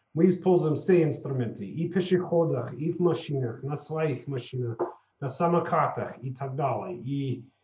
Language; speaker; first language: Russian; non-native, fluent; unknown